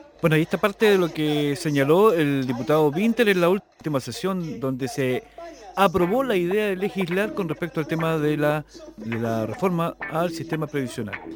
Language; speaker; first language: Spanish; native; Spanish